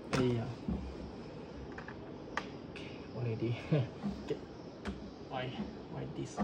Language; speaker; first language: English; non-native, local second language; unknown